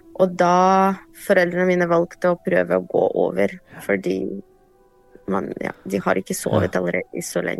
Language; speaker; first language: Norwegian; non-native, fluent; Ukrainian